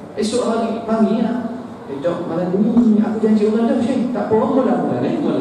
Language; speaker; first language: Malay; non-native, fluent; Arabic